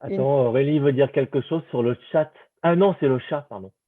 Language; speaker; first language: French; native; French